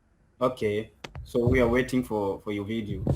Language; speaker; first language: English; non-native, fluent; French